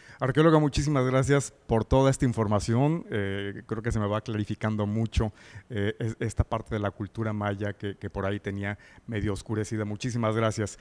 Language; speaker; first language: Spanish; native; Spanish